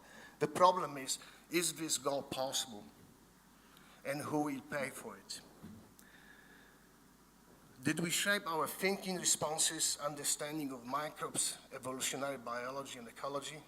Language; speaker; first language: English; non-native, fluent; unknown